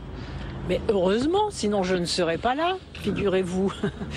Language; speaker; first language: French; native; French